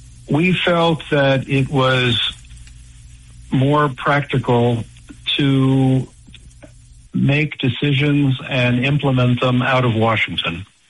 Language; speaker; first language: English; native; English